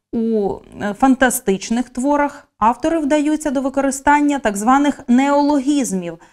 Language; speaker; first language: Ukrainian; native; Ukrainian